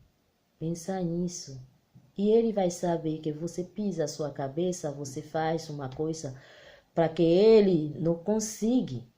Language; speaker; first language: Portuguese; non-native, learner; Haitian Creole